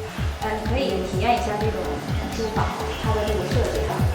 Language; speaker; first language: Chinese; native; Chinese